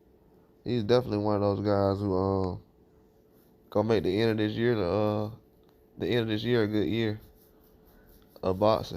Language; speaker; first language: English; native; English